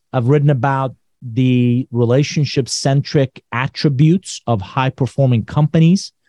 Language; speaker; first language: English; non-native, fluent; Persian